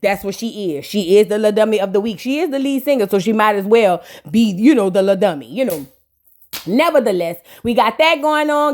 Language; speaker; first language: English; native; English